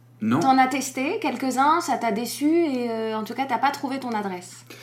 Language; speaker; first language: French; native; French